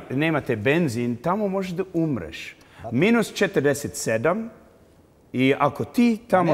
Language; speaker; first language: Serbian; early bilingual, heritage; English